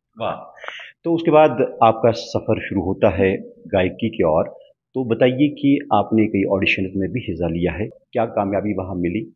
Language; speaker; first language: Hindi; non-native, local second language; Kashmiri